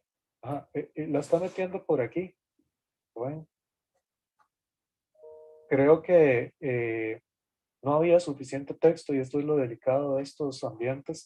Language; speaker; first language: Spanish; native; Spanish